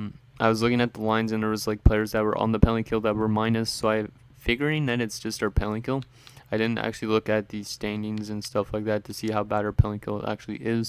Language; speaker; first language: English; native; English